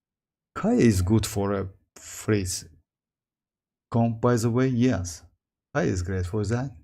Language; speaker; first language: English; non-native, fluent; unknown